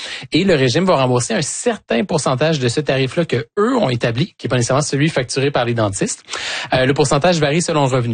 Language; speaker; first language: French; native; French